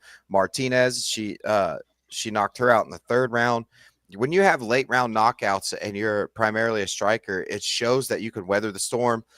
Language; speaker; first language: English; native; English